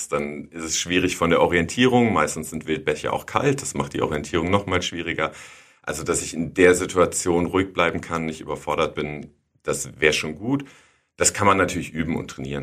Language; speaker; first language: German; native; German